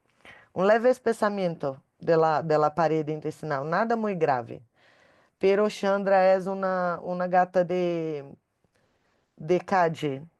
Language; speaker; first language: Spanish; non-native, learner; Portuguese